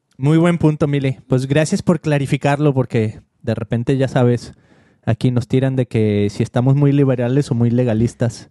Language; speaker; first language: Spanish; native; Spanish